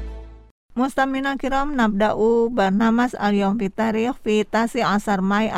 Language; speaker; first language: Arabic; non-native, fluent; Indonesian